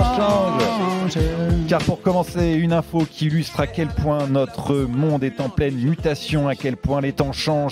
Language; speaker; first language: French; native; French